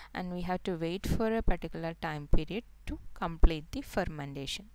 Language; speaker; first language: English; non-native, local second language; Malayalam